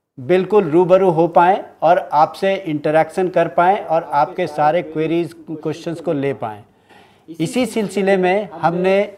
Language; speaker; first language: Hindi; native; Hindi